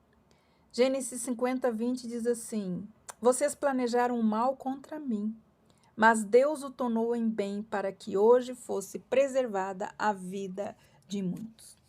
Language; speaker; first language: Portuguese; native; Portuguese